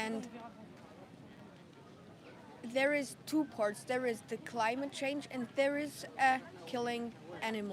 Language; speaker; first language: English; non-native, fluent; German